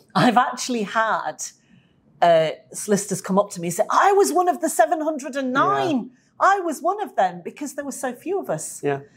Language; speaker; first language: English; native; English